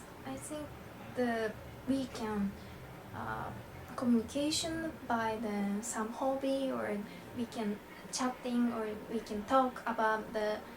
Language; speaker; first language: English; non-native, learner; Japanese